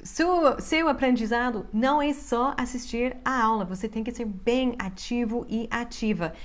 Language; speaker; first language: Portuguese; non-native, fluent; English